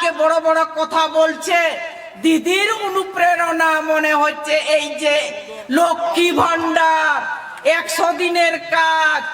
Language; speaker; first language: Bangla; non-native, local second language; Santali